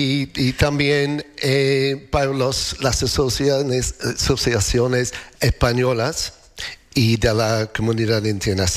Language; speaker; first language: Spanish; non-native, learner; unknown